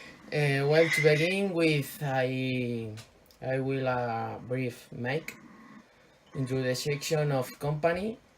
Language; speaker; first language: English; non-native, learner; Spanish